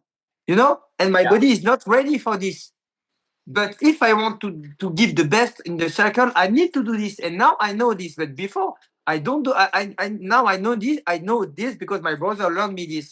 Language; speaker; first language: English; non-native, learner; French